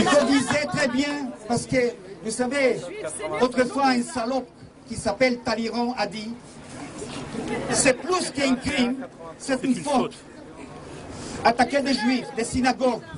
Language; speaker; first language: French; non-native, fluent; Hebrew